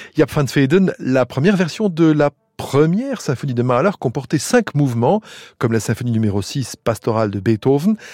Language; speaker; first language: French; native; French